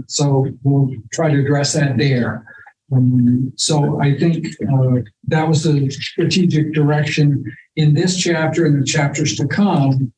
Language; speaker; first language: English; native; English